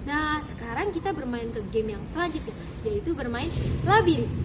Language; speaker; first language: Indonesian; native; Indonesian